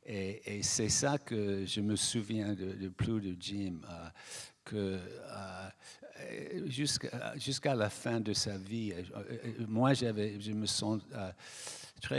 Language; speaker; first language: French; non-native, fluent; English